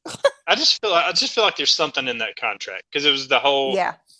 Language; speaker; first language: English; native; English